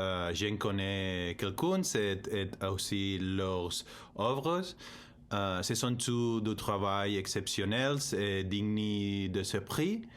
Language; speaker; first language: French; non-native, learner; Spanish